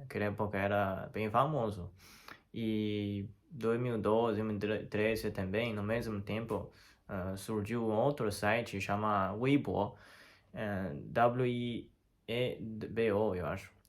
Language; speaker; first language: Portuguese; non-native, fluent; Chinese